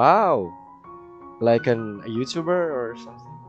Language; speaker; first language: English; non-native, learner; Indonesian